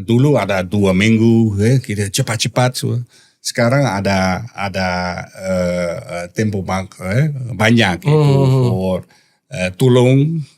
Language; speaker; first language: Indonesian; non-native, learner; Dutch